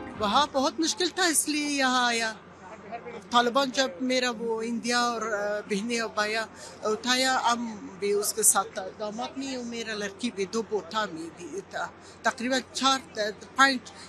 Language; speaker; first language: Hindi; non-native, learner; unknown